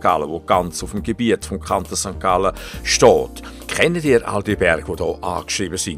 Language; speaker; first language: German; native; German